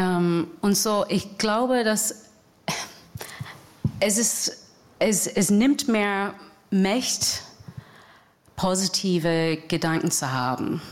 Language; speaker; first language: German; non-native, fluent; English